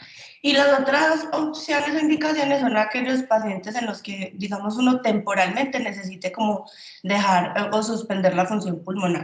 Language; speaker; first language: Spanish; native; Spanish